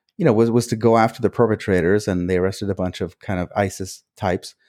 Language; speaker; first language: English; early bilingual, other home language; Hungarian